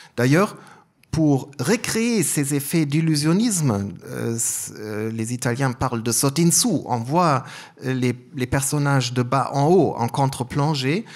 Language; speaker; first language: French; non-native, fluent; German